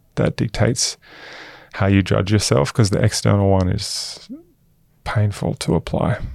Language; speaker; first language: English; native; English